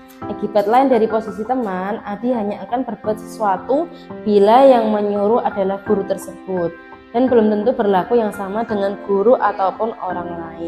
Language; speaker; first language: Indonesian; native; Indonesian